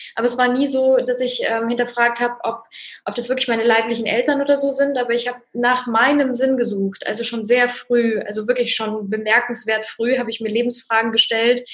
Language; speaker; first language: German; early bilingual, other home language; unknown